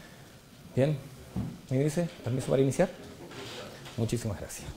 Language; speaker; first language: Spanish; native; Spanish